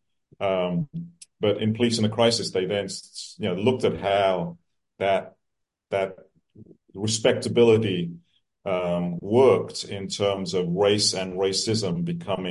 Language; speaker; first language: English; native; English